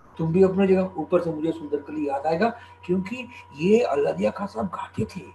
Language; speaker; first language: Hindi; non-native, local second language; Bangla